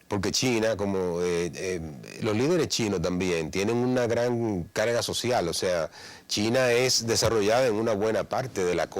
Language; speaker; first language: Spanish; native; Spanish